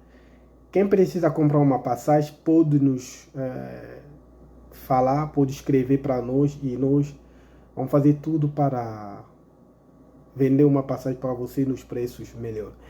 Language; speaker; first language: Portuguese; non-native, fluent; Lingala